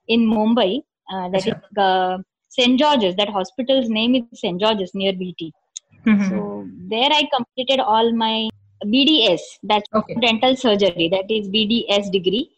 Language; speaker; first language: English; non-native, local second language; Marathi